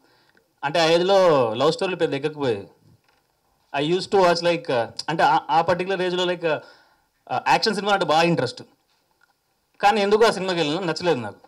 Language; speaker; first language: Telugu; native; Telugu